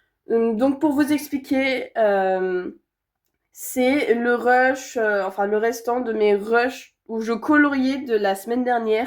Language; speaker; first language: French; native; French